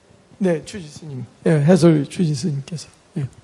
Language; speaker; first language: Korean; native; Korean